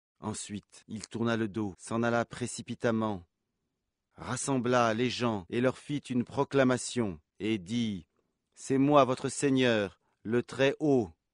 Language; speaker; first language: French; native; French